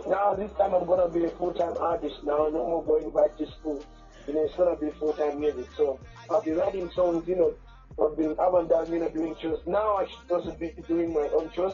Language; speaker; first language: English; non-native, local second language; Nyanja